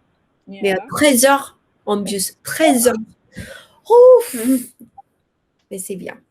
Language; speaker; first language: French; non-native, learner; Korean